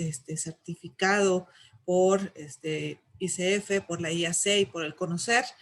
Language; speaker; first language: Spanish; native; Spanish